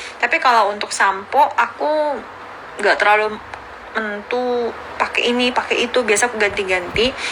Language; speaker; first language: Indonesian; early bilingual, other home language; Korean